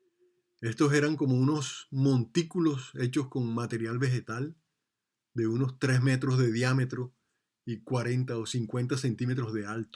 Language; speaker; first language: Spanish; native; Spanish